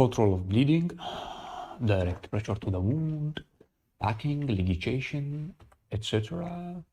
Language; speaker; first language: English; non-native, fluent; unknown